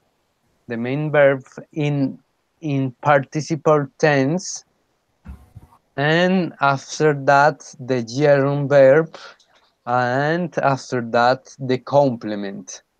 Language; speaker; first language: English; non-native, fluent; Spanish